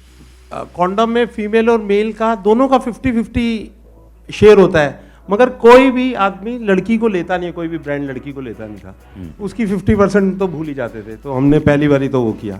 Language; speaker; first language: Hindi; native; Hindi